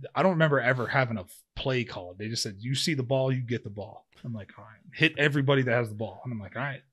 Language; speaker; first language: English; native; English